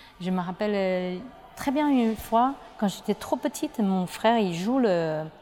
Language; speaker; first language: French; non-native, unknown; Chinese